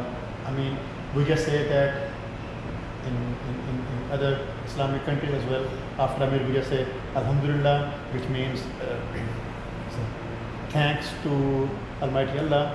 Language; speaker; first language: English; non-native, local second language; Urdu